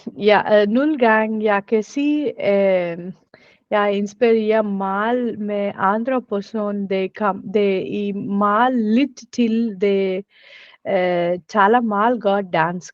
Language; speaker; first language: Danish; non-native, learner; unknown